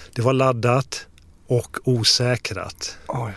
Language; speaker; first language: Swedish; native; Swedish